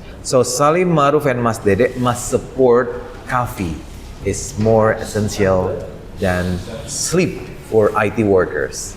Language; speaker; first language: English; non-native, fluent; Indonesian